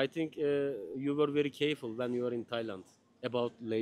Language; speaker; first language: English; non-native, learner; Turkish